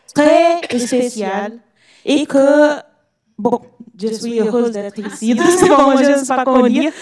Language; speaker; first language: French; non-native, learner; Portuguese